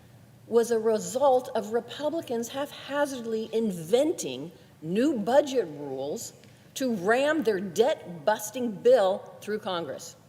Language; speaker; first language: English; native; English